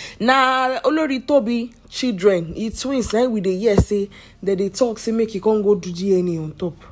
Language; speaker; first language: Nigerian Pidgin; non-native, local second language; Yoruba